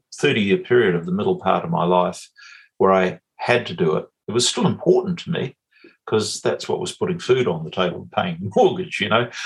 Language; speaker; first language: English; native; English